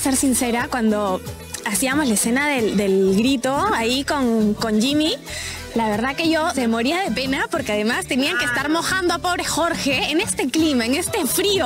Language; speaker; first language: Spanish; native; Spanish